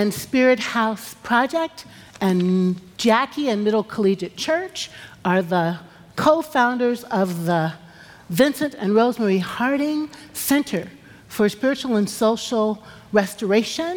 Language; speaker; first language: English; native; English